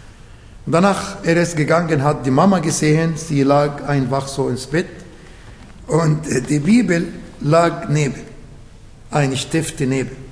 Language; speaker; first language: German; non-native, fluent; Arabic